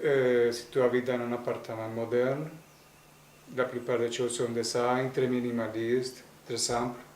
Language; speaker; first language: French; non-native, fluent; Spanish